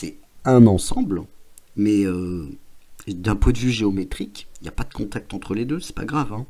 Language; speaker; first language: French; native; French